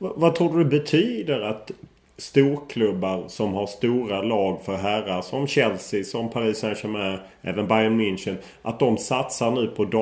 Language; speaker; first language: Swedish; native; Swedish